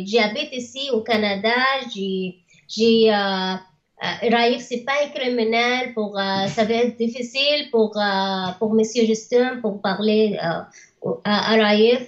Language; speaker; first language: French; non-native, learner; Arabic